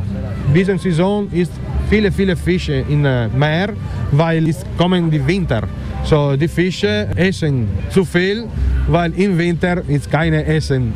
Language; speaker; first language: German; non-native, learner; Italian